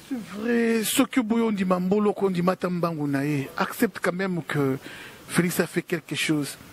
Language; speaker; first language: French; non-native, local second language; Lingala